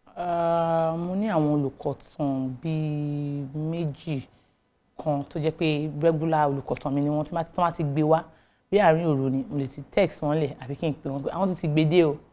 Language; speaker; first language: Yoruba; native; Yoruba